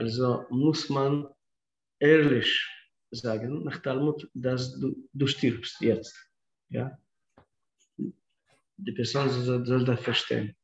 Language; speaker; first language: German; non-native, fluent; Russian